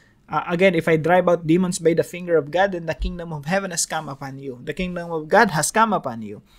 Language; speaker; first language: English; non-native, local second language; Filipino